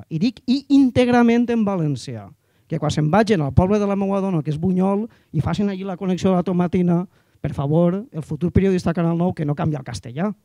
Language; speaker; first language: Catalan; native; Catalan